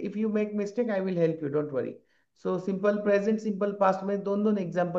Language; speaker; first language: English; non-native, local second language; Marathi